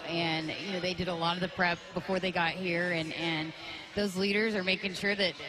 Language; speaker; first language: English; native; English